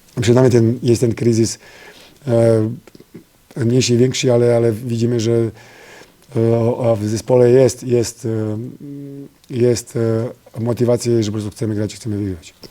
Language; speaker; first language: Polish; non-native, fluent; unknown